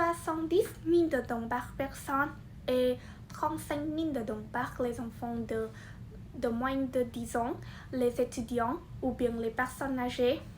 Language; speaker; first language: French; non-native, learner; Vietnamese